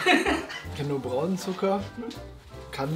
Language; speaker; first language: German; native; German